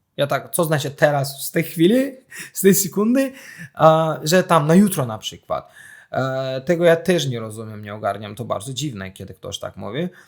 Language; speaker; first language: Polish; non-native, fluent; Azerbaijani